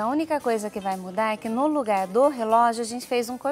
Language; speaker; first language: Portuguese; native; Portuguese